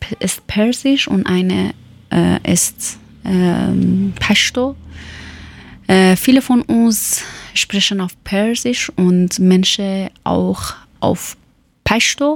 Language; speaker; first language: German; non-native, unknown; Persian